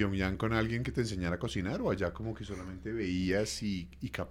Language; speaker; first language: Spanish; native; Spanish